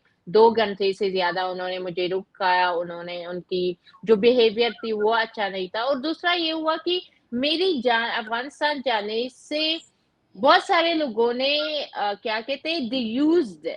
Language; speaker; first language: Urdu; non-native, fluent; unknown